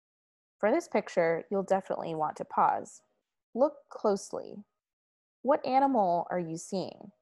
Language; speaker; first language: English; native; English